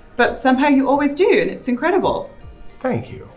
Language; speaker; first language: English; native; English